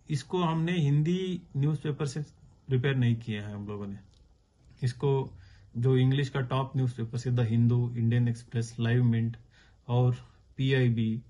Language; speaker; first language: Hindi; non-native, local second language; Kannada